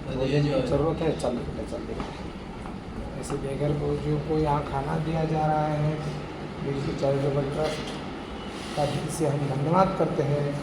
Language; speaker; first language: Hindi; non-native, local second language; Marathi